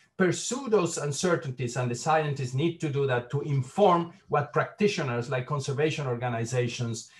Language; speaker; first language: English; non-native, fluent; Spanish